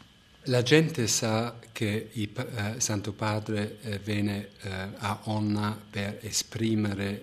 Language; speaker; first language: Italian; non-native, fluent; German